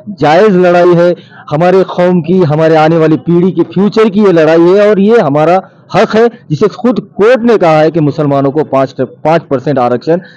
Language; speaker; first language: Urdu; native; Urdu